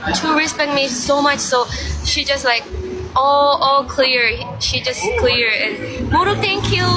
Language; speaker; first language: English; non-native, learner; Thai